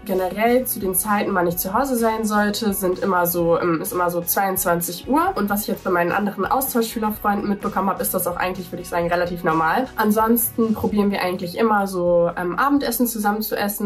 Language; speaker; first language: German; native; German